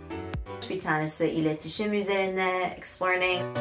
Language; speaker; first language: Turkish; non-native, fluent; English